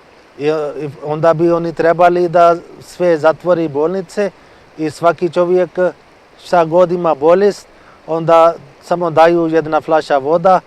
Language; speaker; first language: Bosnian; non-native, learner; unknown